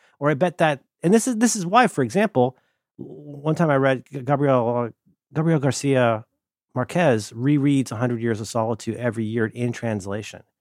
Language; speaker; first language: English; native; English